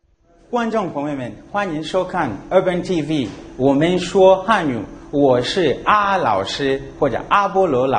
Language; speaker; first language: Chinese; non-native, fluent; English